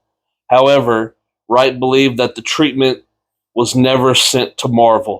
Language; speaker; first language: English; native; English